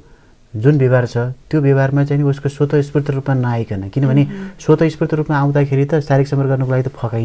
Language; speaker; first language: Nepali; native; Nepali